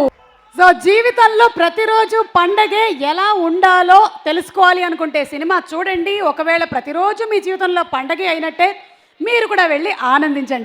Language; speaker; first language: Telugu; native; Telugu